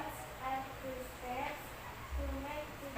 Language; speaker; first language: English; non-native, learner; Indonesian